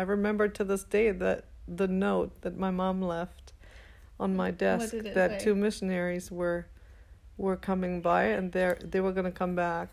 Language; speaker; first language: English; non-native, fluent; German